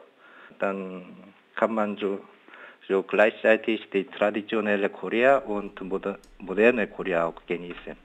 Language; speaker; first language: German; non-native, fluent; Korean